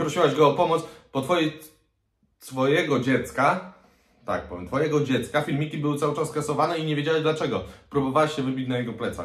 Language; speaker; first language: Polish; native; Polish